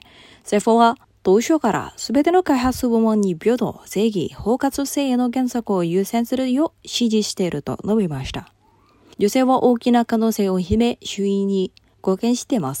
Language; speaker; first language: Japanese; non-native, fluent; Indonesian